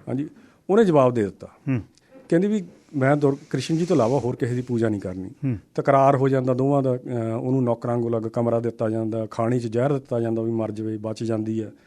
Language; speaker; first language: Punjabi; native; Punjabi